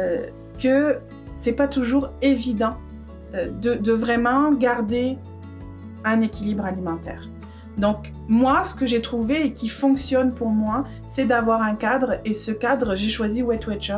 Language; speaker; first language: French; native; French